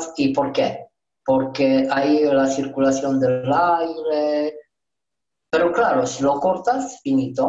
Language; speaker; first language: Spanish; non-native, learner; Romanian